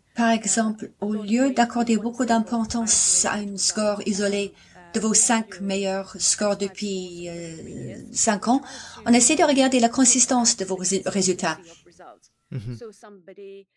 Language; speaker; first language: French; non-native, fluent; Cantonese